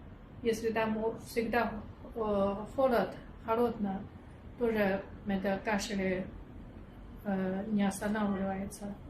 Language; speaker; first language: Russian; non-native, learner; Chinese